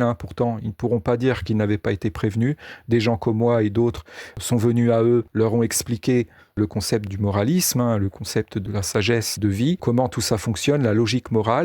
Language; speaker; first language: French; native; French